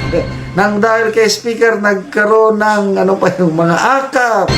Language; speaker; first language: Filipino; native; Filipino